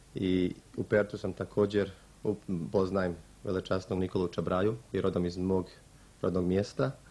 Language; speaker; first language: Croatian; native; Croatian